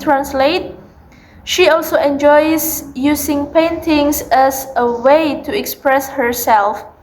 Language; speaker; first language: English; non-native, learner; Indonesian